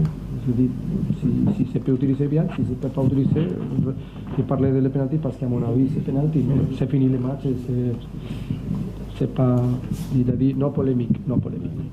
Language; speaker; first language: French; non-native, learner; Spanish